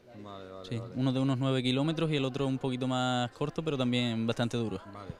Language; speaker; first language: Spanish; native; Spanish